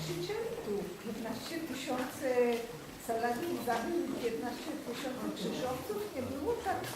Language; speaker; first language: Polish; non-native, fluent; Hebrew